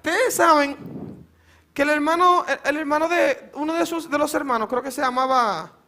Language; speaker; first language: Spanish; native; Spanish